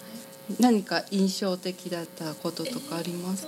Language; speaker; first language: Japanese; native; Japanese